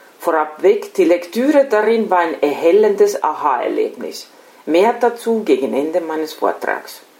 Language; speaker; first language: German; non-native, fluent; Estonian